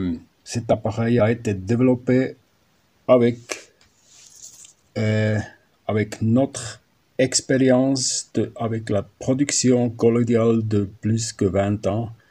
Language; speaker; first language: French; non-native, learner; German